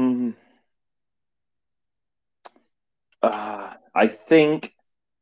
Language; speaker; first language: English; native; English